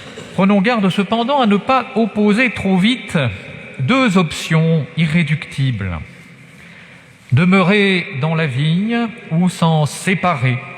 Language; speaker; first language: French; native; French